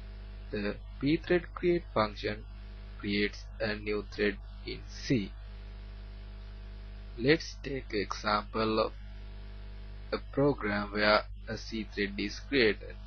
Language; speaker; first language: English; non-native, learner; Sinhala